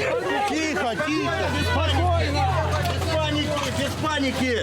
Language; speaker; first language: Russian; native; Russian